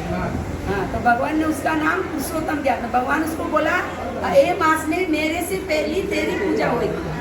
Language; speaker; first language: Hindi; non-native, local second language; Gujarati